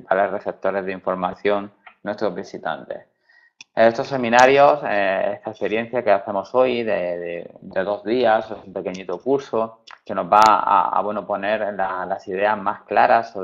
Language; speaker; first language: Spanish; native; Spanish